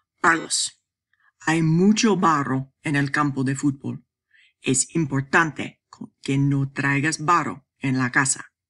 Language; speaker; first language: Spanish; non-native, fluent; English